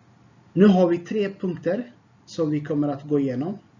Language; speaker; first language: Swedish; non-native, fluent; Tigrinya